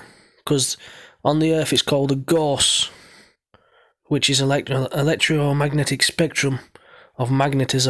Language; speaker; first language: English; native; English